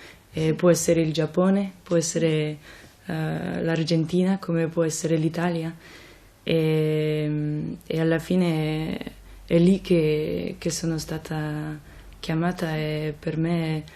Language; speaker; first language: Italian; non-native, fluent; French